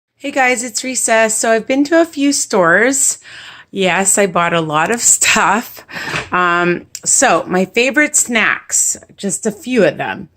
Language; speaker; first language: English; native; English